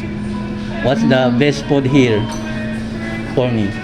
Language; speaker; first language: English; non-native, learner; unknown